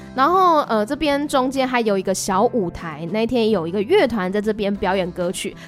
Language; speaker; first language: Chinese; native; Chinese